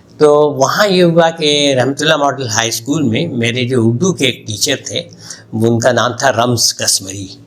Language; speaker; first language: Urdu; native; Urdu